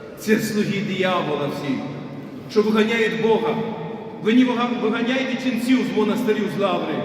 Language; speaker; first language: Ukrainian; non-native, local second language; Russian